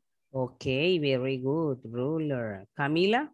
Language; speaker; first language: English; non-native, fluent; Spanish